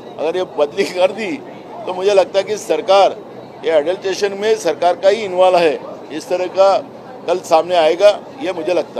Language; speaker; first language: Hindi; non-native, local second language; Marathi